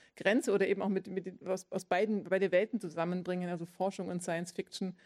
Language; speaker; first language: German; native; German